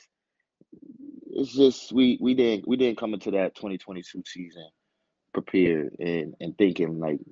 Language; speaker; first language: English; native; English